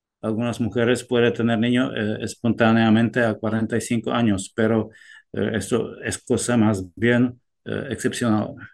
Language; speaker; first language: Spanish; non-native, fluent; Czech